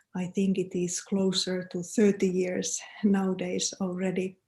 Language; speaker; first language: English; non-native, fluent; Finnish